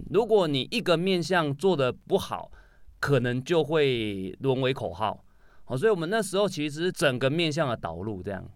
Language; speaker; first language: Chinese; native; Chinese